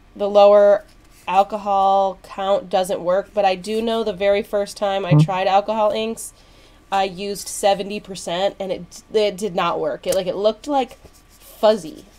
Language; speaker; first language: English; native; English